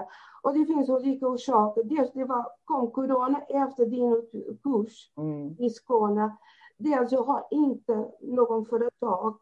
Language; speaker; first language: Swedish; non-native, fluent; Portuguese